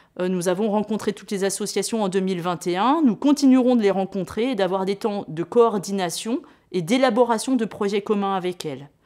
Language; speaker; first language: French; native; French